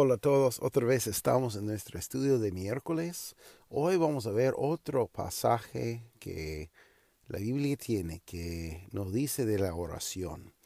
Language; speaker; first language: Spanish; non-native, learner; English